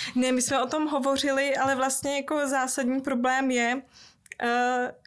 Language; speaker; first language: Czech; native; Czech